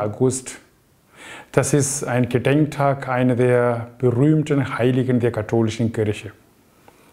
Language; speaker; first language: German; non-native, fluent; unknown